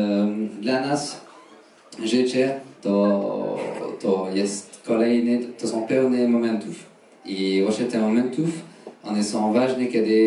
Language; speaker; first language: Polish; non-native, fluent; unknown